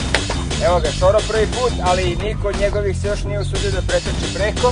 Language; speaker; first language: Serbian; native; Serbian